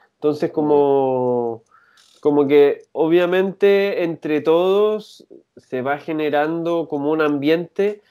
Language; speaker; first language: Spanish; native; Spanish